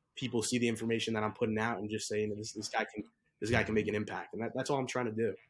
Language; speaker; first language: English; native; English